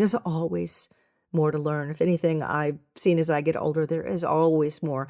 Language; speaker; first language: English; native; English